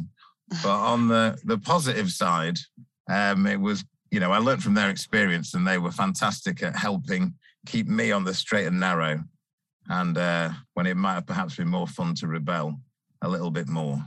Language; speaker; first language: English; native; English